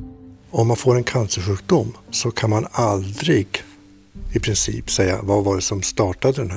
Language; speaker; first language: Swedish; native; Swedish